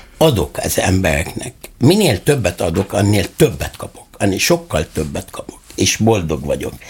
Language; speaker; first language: Hungarian; non-native, fluent; Arabic